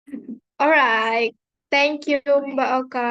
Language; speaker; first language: English; non-native, fluent; Indonesian